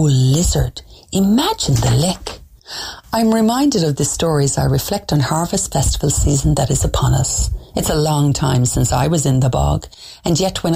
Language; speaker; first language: English; native; English